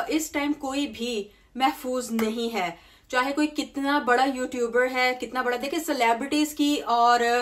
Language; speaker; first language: Urdu; native; Urdu